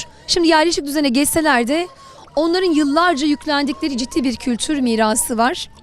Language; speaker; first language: Turkish; native; Turkish